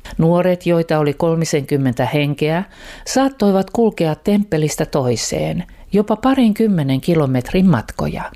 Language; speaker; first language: Finnish; native; Finnish